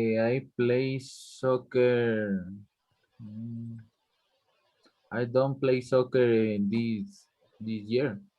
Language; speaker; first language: English; non-native, learner; Spanish